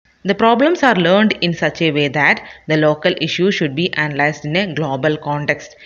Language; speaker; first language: English; non-native, local second language; Malayalam